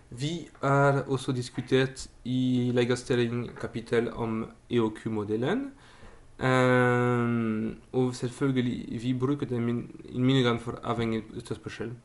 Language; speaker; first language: Norwegian; non-native, fluent; French